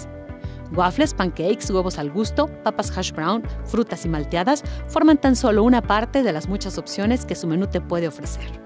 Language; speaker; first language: Spanish; native; Spanish